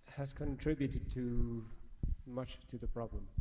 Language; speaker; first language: English; non-native, fluent; Norwegian